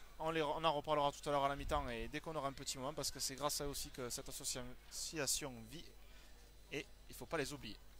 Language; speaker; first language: French; native; French